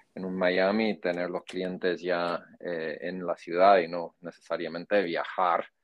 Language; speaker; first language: Spanish; non-native, fluent; English